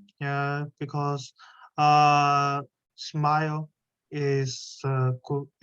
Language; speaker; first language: English; non-native, learner; Chinese